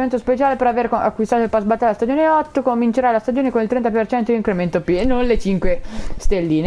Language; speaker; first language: Italian; native; Italian